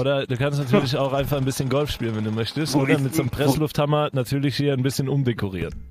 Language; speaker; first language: German; native; German